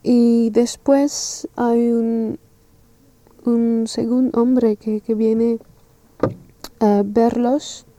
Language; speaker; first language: Spanish; non-native, learner; French